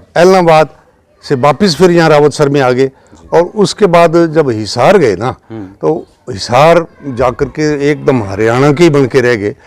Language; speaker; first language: Hindi; native; Hindi